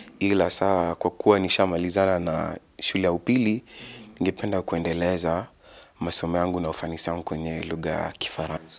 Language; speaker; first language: Swahili; non-native, local second language; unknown